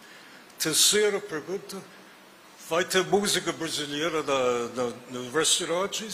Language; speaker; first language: Portuguese; non-native, fluent; English